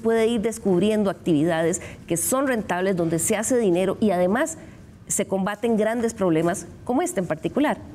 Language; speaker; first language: Spanish; native; Spanish